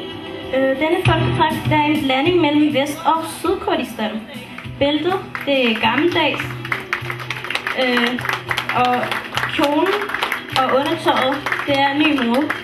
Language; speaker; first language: Danish; early bilingual, other home language; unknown